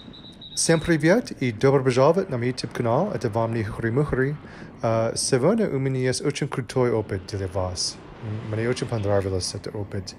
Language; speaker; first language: Russian; non-native, learner; English